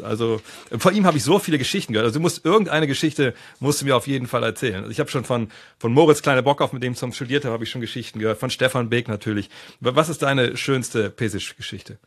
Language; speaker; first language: German; native; German